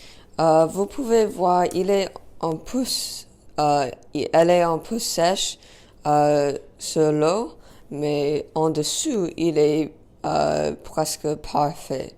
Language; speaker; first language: French; non-native, learner; English